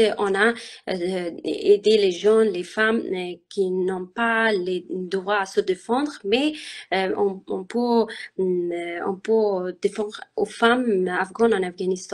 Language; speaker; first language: French; non-native, learner; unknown